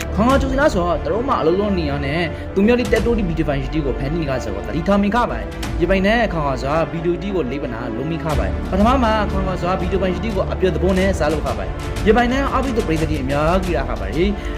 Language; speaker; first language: Burmese; native; Burmese